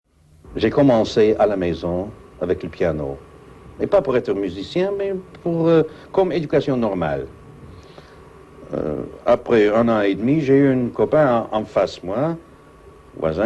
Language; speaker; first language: French; non-native, fluent; English